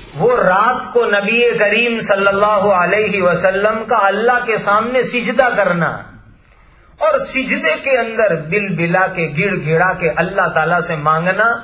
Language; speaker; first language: Urdu; non-native, local second language; Gujarati